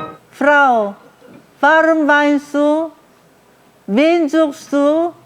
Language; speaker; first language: German; non-native, fluent; Korean